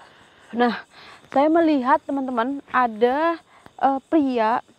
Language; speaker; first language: Indonesian; native; Indonesian